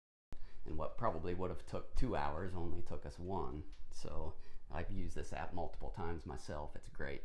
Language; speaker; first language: English; native; English